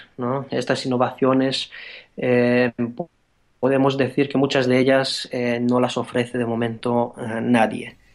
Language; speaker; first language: Spanish; non-native, fluent; Romanian